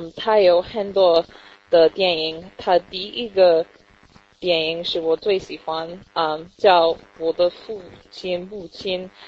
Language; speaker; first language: Chinese; non-native, learner; English